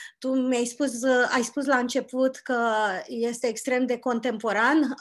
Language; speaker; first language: Romanian; native; Romanian